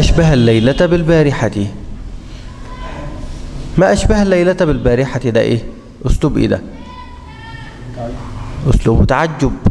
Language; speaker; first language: Arabic; native; Arabic